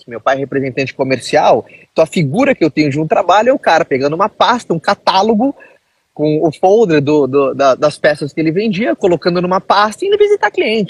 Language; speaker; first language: Portuguese; native; Portuguese